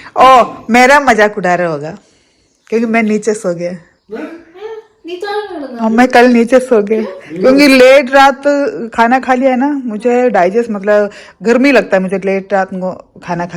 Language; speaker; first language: Hindi; non-native, local second language; Malayalam